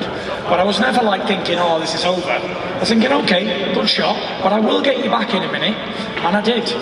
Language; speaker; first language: English; native; English